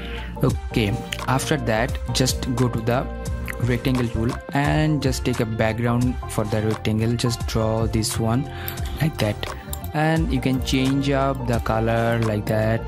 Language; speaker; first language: English; non-native, fluent; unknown